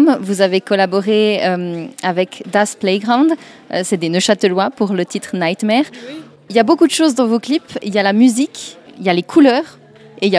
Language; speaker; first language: French; native; French